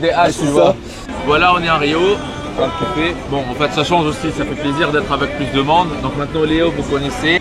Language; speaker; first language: French; native; French